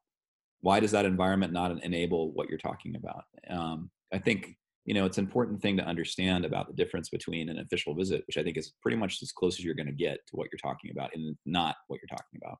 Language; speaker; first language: English; native; English